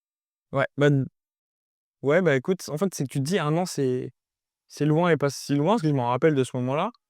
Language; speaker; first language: French; native; French